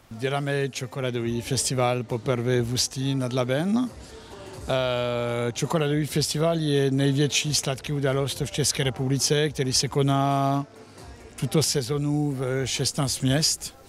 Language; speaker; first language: Czech; non-native, learner; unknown